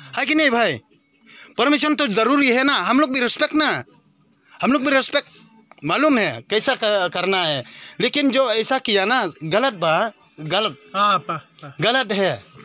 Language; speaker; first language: Hindi; non-native, local second language; Khasi